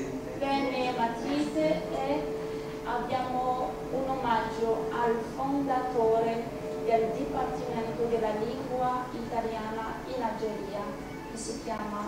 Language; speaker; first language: Italian; non-native, fluent; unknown